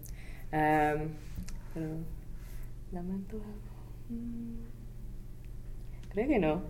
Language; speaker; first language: Spanish; non-native, fluent; English